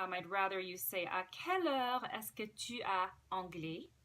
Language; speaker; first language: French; non-native, fluent; English